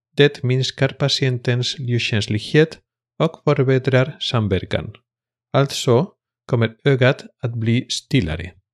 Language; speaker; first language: Swedish; non-native, fluent; Spanish